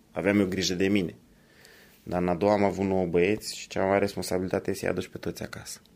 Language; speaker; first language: Romanian; native; Romanian